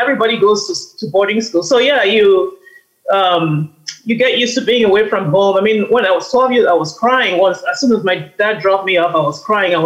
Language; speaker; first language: English; native; English